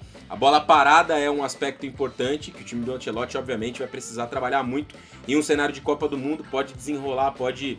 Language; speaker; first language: Portuguese; native; Portuguese